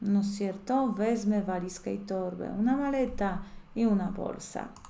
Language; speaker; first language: Spanish; non-native, fluent; Polish